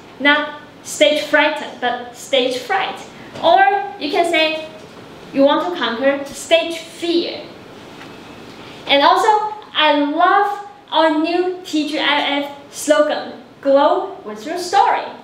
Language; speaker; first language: English; non-native, fluent; Chinese